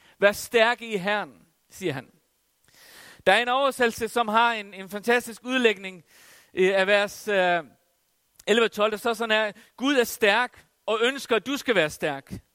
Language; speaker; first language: Danish; non-native, local second language; Faroese